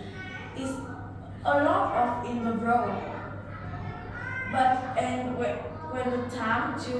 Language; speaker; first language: English; non-native, learner; Vietnamese